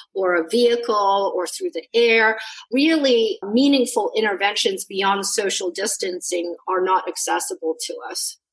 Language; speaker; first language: English; non-native, local second language; Cantonese